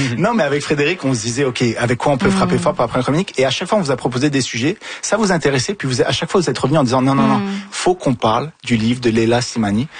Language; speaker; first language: French; early bilingual, other home language; Arabic